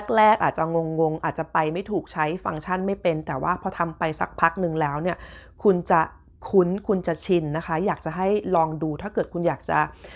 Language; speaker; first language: Thai; native; Thai